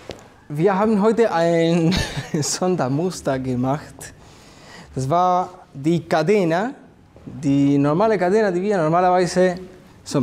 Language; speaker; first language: German; non-native, fluent; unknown